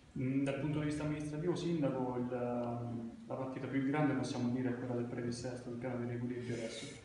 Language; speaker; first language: Italian; native; Italian